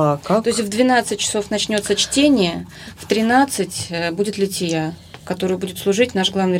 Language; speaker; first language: Russian; native; Russian